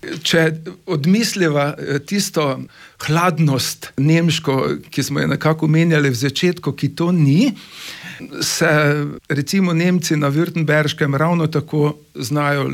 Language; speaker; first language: Slovenian; native; Slovenian